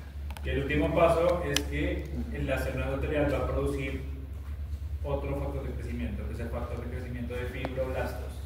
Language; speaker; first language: Spanish; native; Spanish